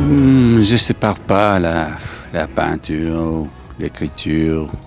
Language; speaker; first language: French; non-native, fluent; English